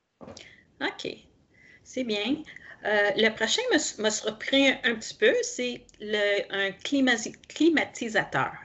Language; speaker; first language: French; native; French